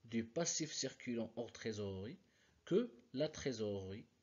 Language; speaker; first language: French; non-native, local second language; Arabic